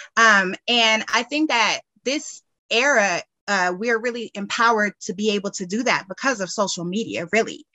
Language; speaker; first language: English; native; English